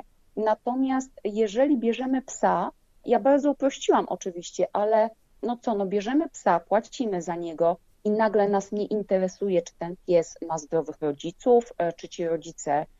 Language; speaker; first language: Polish; native; Polish